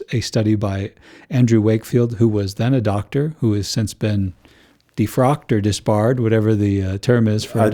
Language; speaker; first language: English; native; English